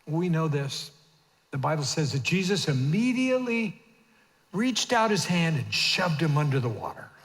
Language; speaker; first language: English; native; English